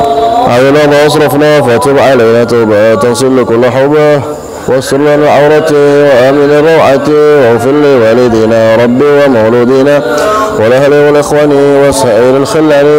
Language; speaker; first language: Arabic; non-native, fluent; Indonesian